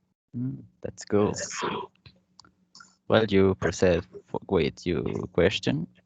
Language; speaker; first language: English; non-native, learner; Spanish